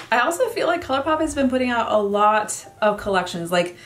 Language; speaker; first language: English; native; English